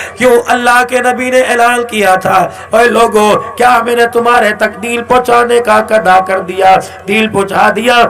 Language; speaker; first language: Urdu; non-native, local second language; Punjabi